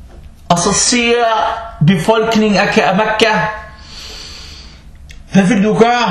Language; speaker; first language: Danish; non-native, fluent; Arabic